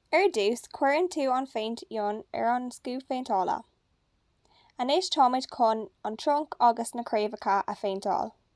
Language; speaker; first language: Irish; non-native, local second language; English